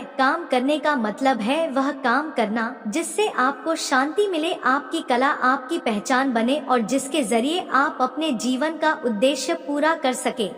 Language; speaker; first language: Hindi; native; Hindi